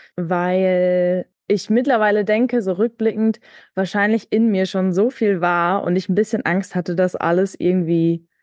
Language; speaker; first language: German; native; German